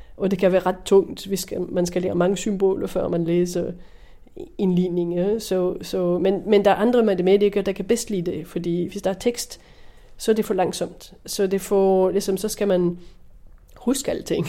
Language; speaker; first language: Danish; non-native, fluent; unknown